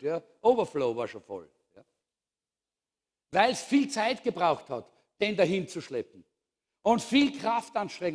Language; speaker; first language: German; native; German